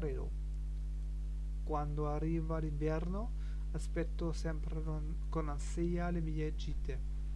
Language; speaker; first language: Italian; non-native, learner; German